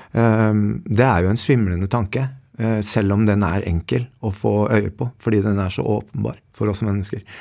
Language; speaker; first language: Norwegian; early bilingual, other home language; Spanish